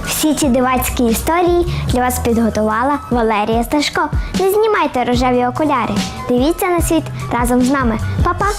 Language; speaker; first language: Ukrainian; native; Ukrainian